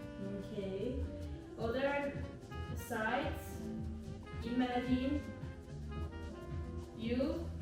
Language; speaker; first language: English; non-native, learner; Spanish